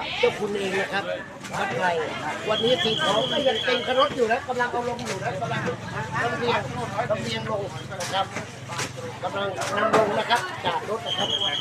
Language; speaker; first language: Thai; native; Thai